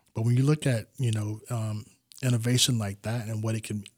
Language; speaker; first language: English; native; English